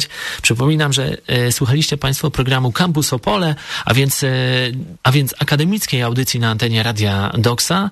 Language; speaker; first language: Polish; native; Polish